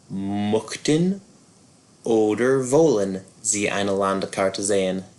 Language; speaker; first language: German; non-native, fluent; English